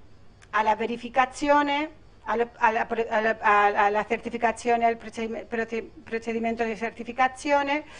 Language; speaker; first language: Italian; non-native, learner; Spanish